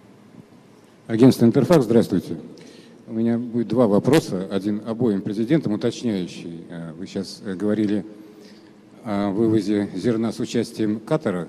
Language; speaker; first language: Russian; native; Russian